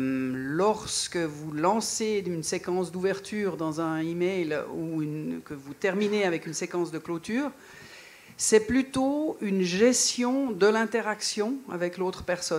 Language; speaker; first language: French; native; French